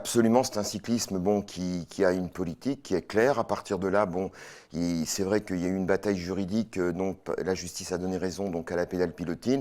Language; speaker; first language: French; native; French